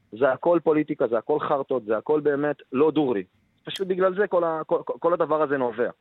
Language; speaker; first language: Hebrew; non-native, local second language; Arabic